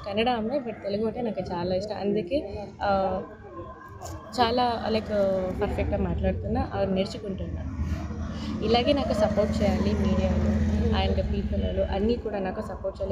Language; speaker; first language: Telugu; non-native, learner; Kannada